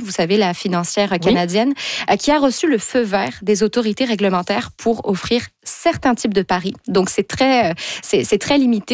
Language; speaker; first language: French; native; French